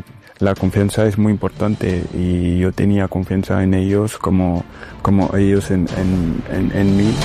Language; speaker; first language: Spanish; non-native, fluent; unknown